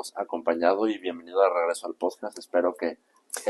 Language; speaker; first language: Spanish; native; Spanish